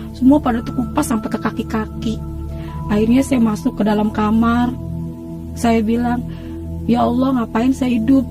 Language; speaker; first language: Indonesian; native; Indonesian